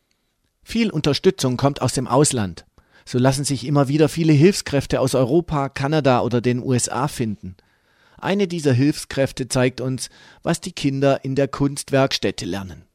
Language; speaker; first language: German; native; German